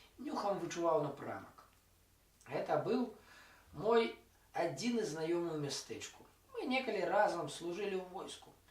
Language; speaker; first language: Belarusian; non-native, local second language; Russian